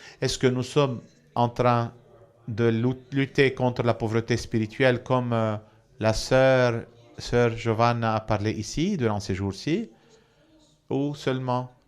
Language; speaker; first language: French; non-native, fluent; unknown